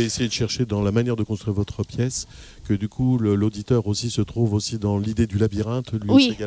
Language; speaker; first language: French; native; French